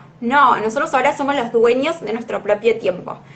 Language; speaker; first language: Spanish; native; Spanish